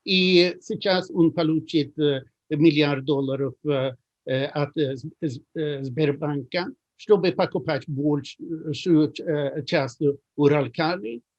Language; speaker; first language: Russian; non-native, fluent; Swedish